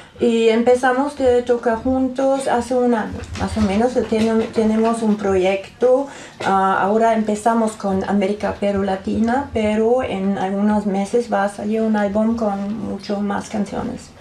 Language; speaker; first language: Spanish; non-native, learner; German